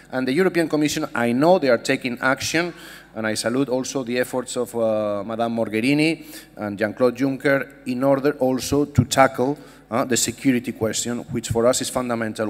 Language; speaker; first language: English; non-native, fluent; Spanish